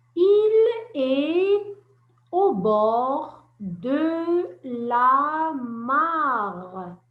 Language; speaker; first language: French; non-native, local second language; Arabic